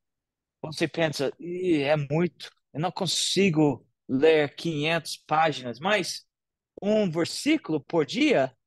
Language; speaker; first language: Portuguese; non-native, fluent; English